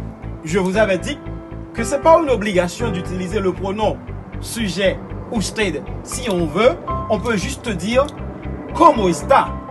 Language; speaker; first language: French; non-native, local second language; Haitian Creole